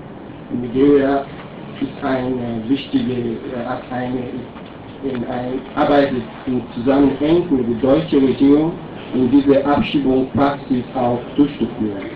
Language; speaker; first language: German; non-native, learner; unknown